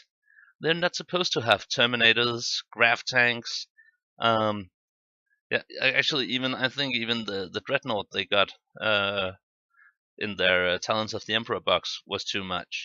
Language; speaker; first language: English; non-native, fluent; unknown